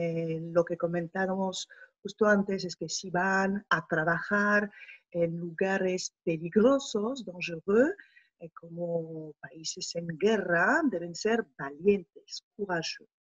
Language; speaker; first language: Spanish; non-native, fluent; French